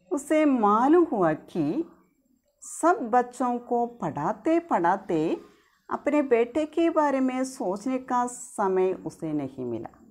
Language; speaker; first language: Hindi; non-native, local second language; Malayalam